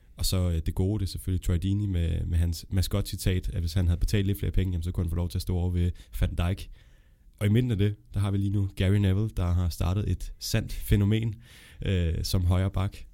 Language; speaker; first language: Danish; native; Danish